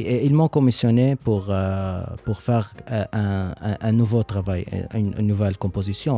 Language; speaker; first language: French; non-native, learner; Arabic